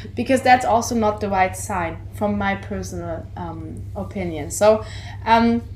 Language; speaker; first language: English; non-native, fluent; German